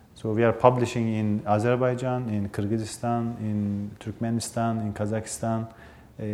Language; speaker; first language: English; non-native, fluent; Turkish